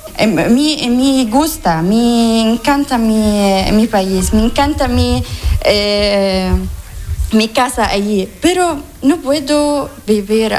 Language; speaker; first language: Spanish; non-native, learner; Arabic